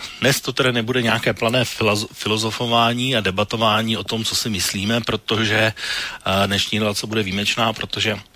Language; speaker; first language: Czech; native; Czech